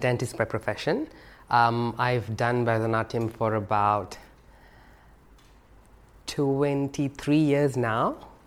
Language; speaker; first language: English; non-native, local second language; Tamil